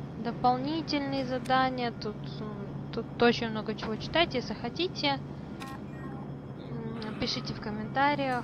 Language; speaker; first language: Russian; native; Russian